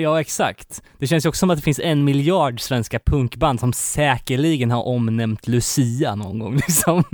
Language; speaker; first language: Swedish; native; Swedish